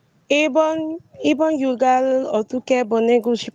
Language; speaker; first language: Korean; non-native, learner; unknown